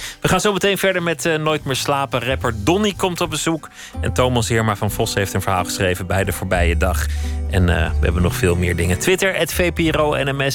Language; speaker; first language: Dutch; native; Dutch